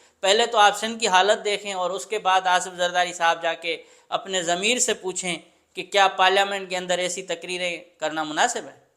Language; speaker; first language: Urdu; non-native, local second language; Sindhi